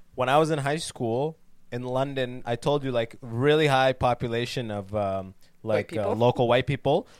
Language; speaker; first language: English; native; English